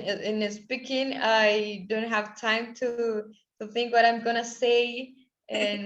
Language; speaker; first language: English; non-native, learner; Spanish